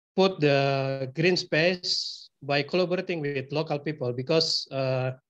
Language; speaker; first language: English; non-native, fluent; Indonesian